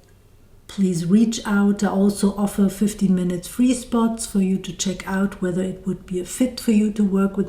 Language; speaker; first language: English; non-native, fluent; German